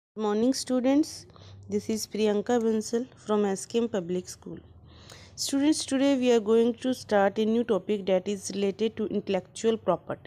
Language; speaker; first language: English; non-native, local second language; Hindi